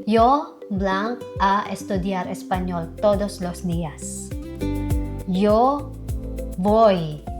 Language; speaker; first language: Spanish; non-native, learner; Filipino